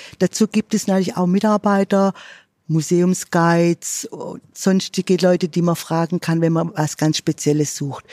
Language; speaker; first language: German; native; German